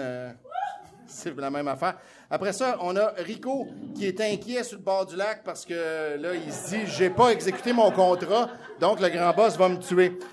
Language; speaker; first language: French; native; French